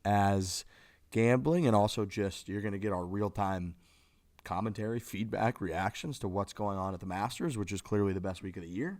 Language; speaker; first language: English; native; English